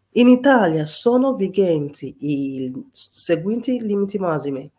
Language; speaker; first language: Italian; non-native, fluent; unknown